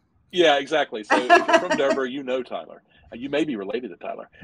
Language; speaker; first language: English; native; English